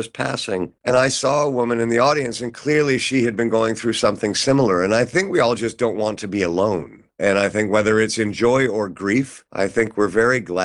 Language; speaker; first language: English; native; English